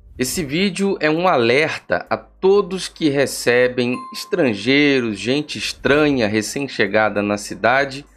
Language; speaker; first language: Portuguese; native; Portuguese